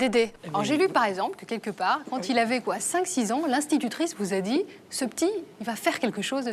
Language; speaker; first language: French; native; French